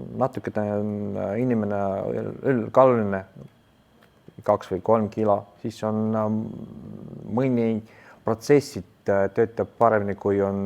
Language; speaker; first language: Estonian; non-native, local second language; Russian